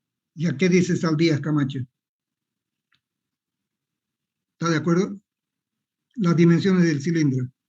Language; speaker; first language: Spanish; native; Spanish